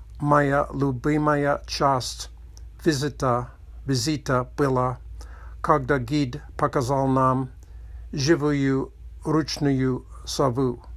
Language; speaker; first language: Russian; non-native, learner; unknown